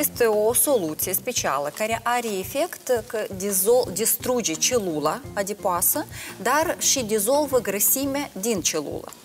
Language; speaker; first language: Romanian; non-native, local second language; Russian